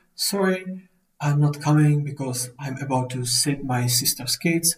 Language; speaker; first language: English; non-native, fluent; Czech